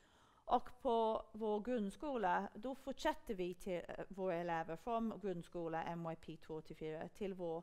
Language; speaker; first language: Swedish; non-native, fluent; English